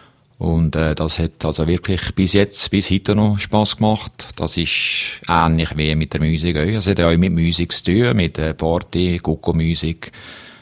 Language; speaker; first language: German; native; German